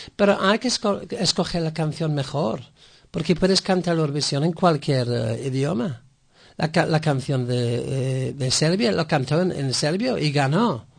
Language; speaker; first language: Spanish; non-native, fluent; English